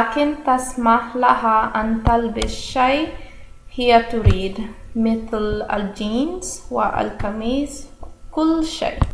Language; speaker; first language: Arabic; non-native, learner; English